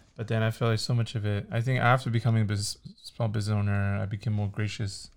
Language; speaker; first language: English; early bilingual, other home language; Chinese